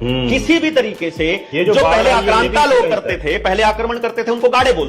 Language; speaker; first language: Hindi; native; Hindi